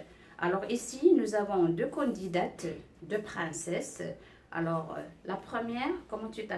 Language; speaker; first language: French; non-native, local second language; Arabic